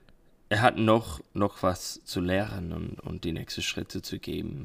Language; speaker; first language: German; non-native, learner; English